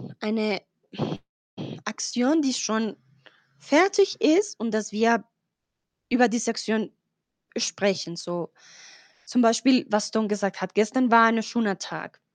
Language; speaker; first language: German; non-native, fluent; Spanish